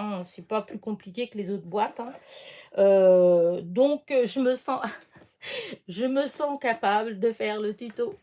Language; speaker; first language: French; native; French